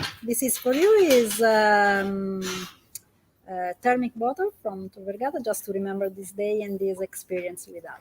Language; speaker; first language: English; non-native, fluent; Italian